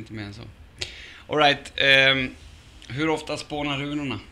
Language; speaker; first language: Swedish; native; Swedish